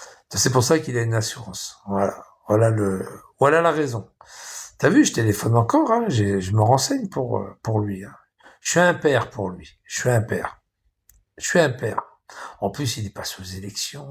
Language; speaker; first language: French; native; French